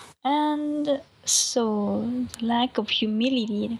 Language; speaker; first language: English; non-native, learner; Japanese